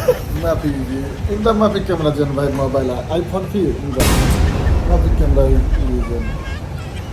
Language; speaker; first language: Arabic; non-native, learner; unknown